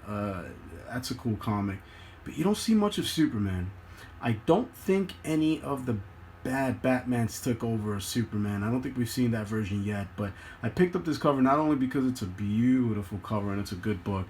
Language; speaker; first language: English; native; English